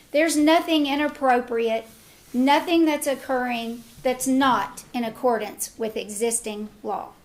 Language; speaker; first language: English; native; English